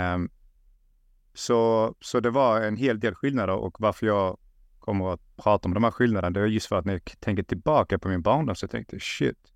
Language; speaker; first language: Swedish; early bilingual, other home language; Russian